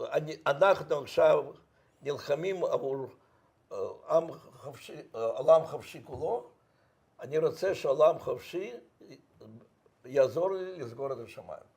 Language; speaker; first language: Hebrew; non-native, fluent; Russian